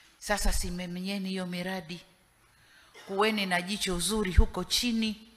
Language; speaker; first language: Swahili; native; Swahili